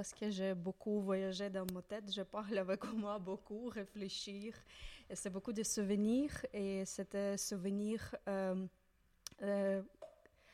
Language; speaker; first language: French; non-native, learner; Ukrainian